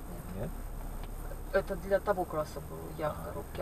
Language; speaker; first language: Russian; native; Russian